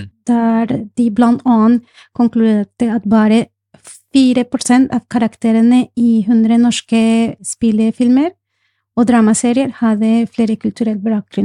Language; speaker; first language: Norwegian; non-native, fluent; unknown